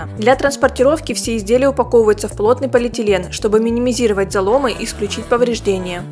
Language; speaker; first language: Russian; native; Russian